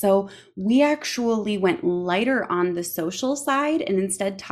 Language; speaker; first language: English; native; English